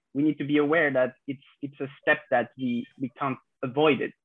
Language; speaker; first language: English; non-native, fluent; French